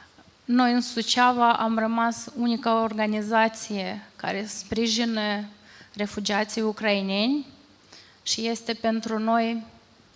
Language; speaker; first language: Romanian; non-native, fluent; Ukrainian